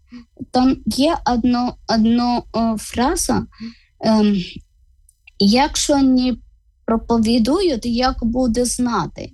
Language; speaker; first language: Ukrainian; non-native, learner; Malayalam